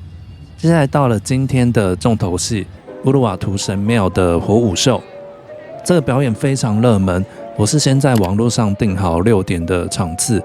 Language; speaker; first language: Chinese; native; Chinese